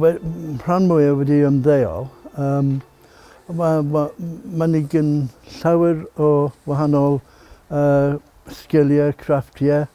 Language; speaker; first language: Welsh; non-native, learner; English